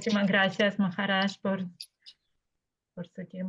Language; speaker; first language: Spanish; non-native, fluent; Russian